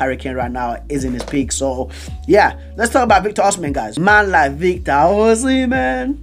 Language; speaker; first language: English; native; English